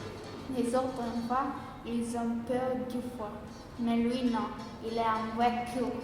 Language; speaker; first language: French; non-native, learner; Italian